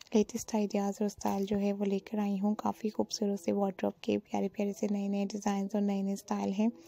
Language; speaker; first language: Hindi; native; Hindi